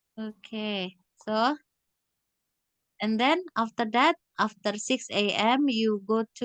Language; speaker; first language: English; non-native, fluent; Indonesian